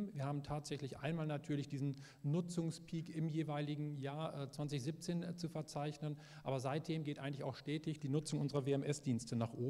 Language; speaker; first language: German; native; German